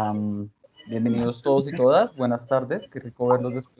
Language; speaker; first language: Spanish; native; Spanish